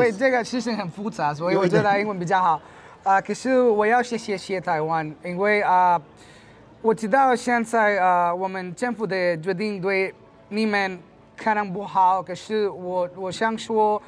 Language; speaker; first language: Chinese; non-native, learner; Spanish